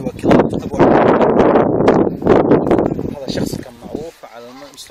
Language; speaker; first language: Arabic; native; Arabic